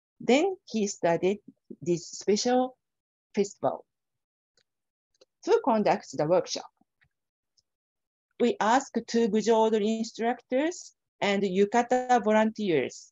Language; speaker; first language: English; non-native, fluent; Japanese